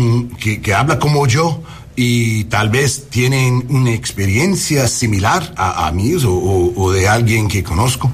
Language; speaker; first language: Spanish; early bilingual, heritage; English